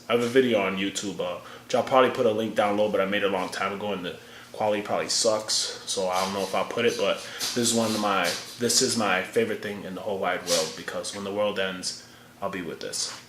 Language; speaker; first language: English; native; English